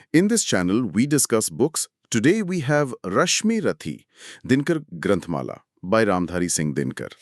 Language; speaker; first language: English; non-native, local second language; Hindi